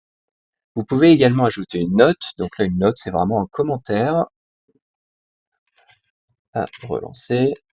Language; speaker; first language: French; native; French